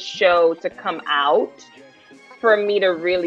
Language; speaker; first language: English; native; English